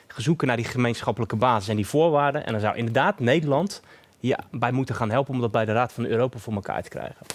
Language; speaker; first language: Dutch; native; Dutch